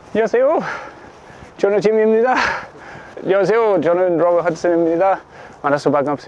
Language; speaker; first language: Korean; non-native, learner; English